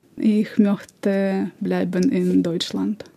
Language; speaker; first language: German; non-native, learner; Russian